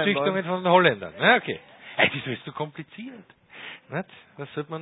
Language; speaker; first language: German; native; German